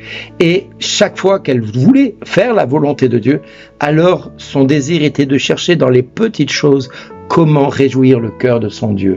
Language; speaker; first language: French; native; French